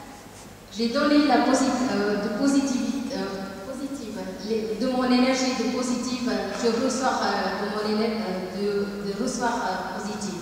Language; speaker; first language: French; non-native, learner; Tamil